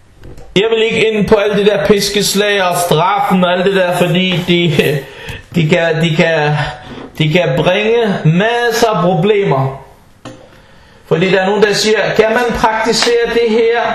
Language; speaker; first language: Danish; non-native, fluent; Arabic